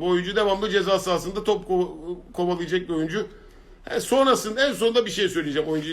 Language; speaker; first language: Turkish; native; Turkish